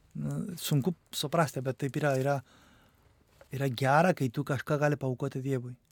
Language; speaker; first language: Lithuanian; non-native, fluent; Spanish